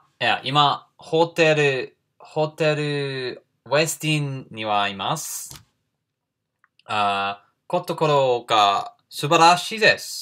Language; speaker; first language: Japanese; non-native, learner; English